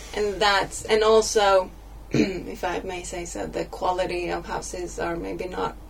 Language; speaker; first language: English; non-native, fluent; Swedish